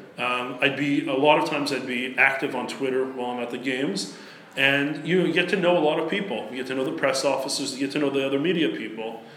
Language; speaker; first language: English; native; English